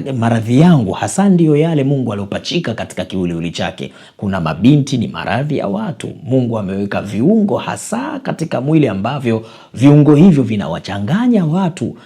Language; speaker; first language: Swahili; native; Swahili